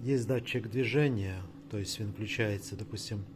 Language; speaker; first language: Russian; non-native, local second language; Ukrainian